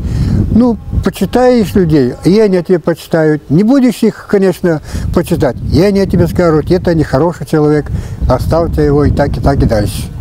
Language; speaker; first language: Russian; early bilingual, heritage; Russian